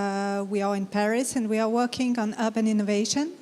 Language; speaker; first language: English; non-native, fluent; French